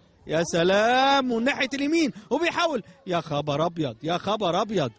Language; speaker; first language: Arabic; native; Arabic